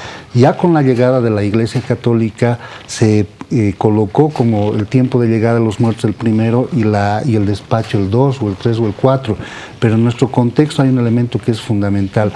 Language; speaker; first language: Spanish; native; Spanish